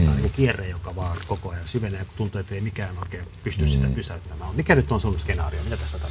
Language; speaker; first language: Finnish; native; Finnish